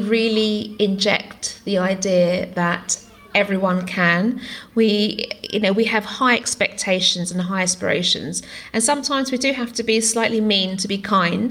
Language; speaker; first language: English; non-native, local second language; Greek